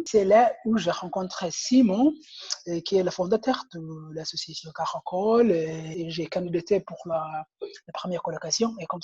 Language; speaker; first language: French; non-native, learner; Somali